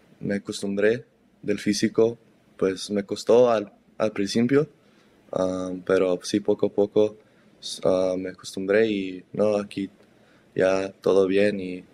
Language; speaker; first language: Spanish; early bilingual, heritage; Spanish